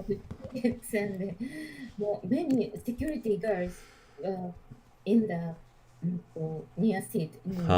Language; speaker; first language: English; non-native, learner; Japanese